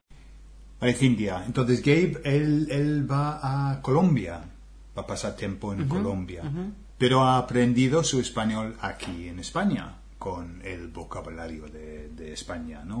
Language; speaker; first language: Spanish; non-native, fluent; English